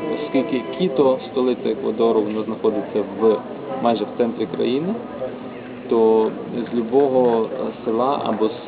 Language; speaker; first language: Ukrainian; native; Ukrainian